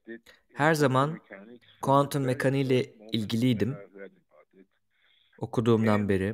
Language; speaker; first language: Turkish; native; Turkish